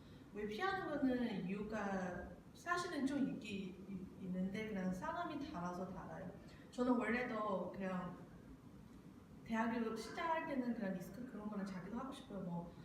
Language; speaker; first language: Korean; non-native, learner; Chinese